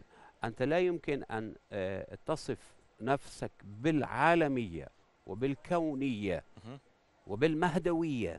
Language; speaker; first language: Arabic; non-native, fluent; Persian